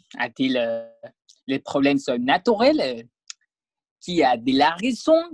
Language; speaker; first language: French; non-native, learner; Spanish